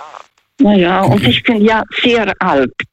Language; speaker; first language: German; non-native, learner; Russian